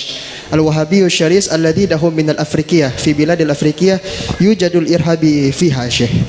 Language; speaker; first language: Arabic; non-native, learner; Indonesian